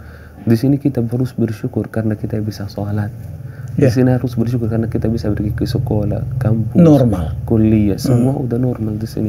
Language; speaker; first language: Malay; non-native, fluent; Arabic